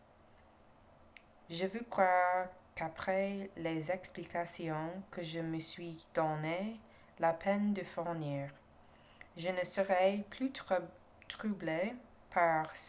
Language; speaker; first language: French; non-native, learner; English